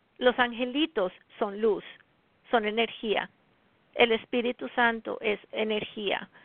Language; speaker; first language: Spanish; native; Spanish